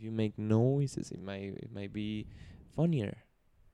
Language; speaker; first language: English; non-native, fluent; Spanish